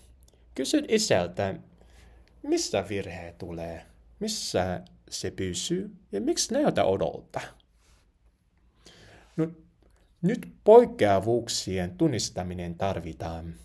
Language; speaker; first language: Finnish; non-native, learner; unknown